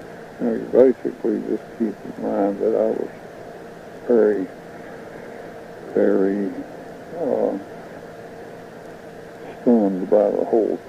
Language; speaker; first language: English; native; English